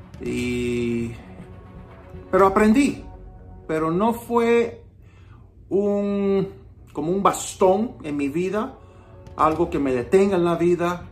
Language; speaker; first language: Spanish; early bilingual, heritage; Spanish